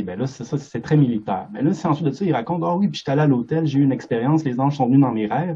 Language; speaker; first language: French; native; French